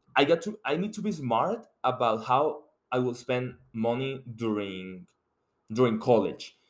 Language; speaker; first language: English; non-native, fluent; Spanish